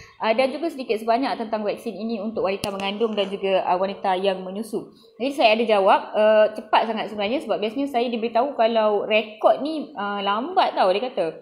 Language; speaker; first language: Malay; non-native, local second language; Tamil